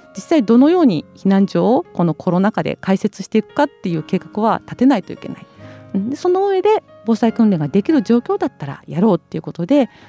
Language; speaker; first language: Japanese; native; Japanese